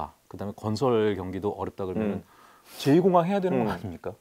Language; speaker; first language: Korean; native; Korean